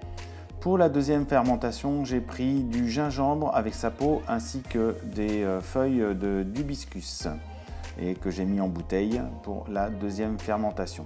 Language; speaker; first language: French; native; French